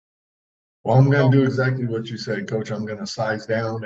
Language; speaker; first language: English; native; English